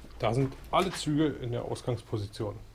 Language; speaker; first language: German; native; German